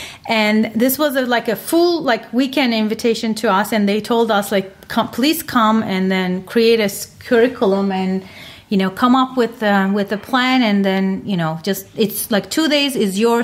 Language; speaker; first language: English; non-native, fluent; Turkish